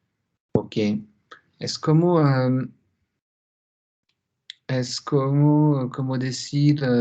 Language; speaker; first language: Spanish; non-native, fluent; French